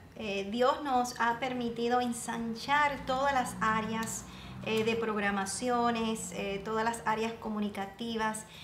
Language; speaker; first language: Spanish; early bilingual, heritage; Spanish